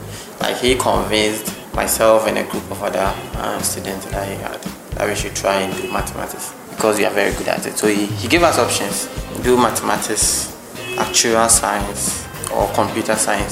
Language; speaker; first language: English; non-native, local second language; Akan